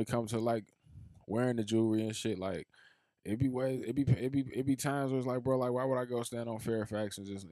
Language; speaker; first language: English; native; English